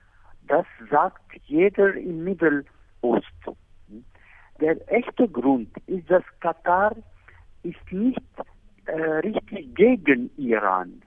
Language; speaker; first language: German; non-native, fluent; Arabic